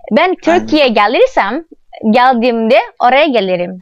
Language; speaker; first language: Turkish; non-native, learner; Indonesian